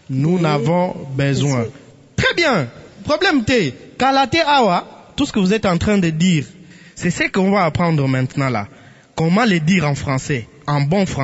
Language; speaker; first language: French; non-native, local second language; Lingala